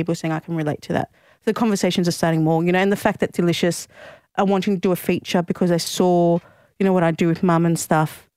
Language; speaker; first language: English; non-native, local second language; Greek